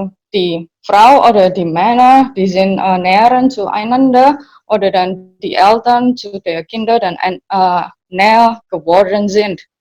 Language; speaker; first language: German; non-native, learner; Indonesian